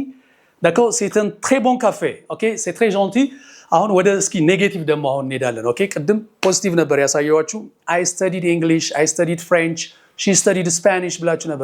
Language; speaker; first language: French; non-native, fluent; Amharic